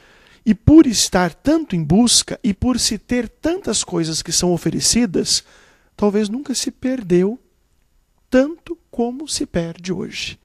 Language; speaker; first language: Portuguese; native; Portuguese